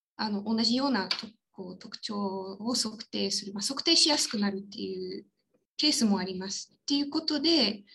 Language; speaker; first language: Japanese; non-native, fluent; French